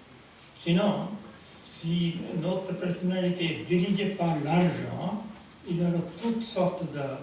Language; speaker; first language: French; non-native, fluent; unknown